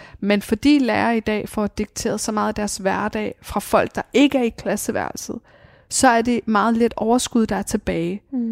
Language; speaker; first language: Danish; early bilingual, other home language; Persian